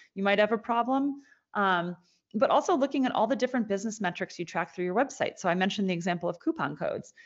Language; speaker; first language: English; native; English